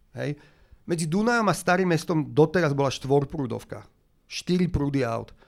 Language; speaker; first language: Slovak; native; Slovak